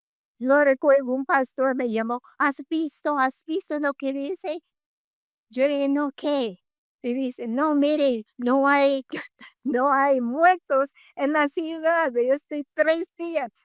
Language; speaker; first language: Spanish; non-native, fluent; English